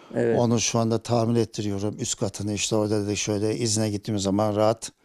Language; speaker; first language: Turkish; native; Turkish